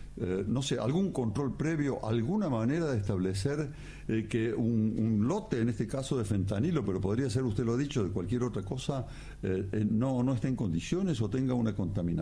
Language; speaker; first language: Spanish; native; Spanish